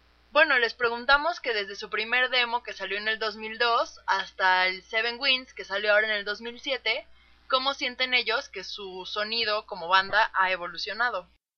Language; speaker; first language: Spanish; native; Spanish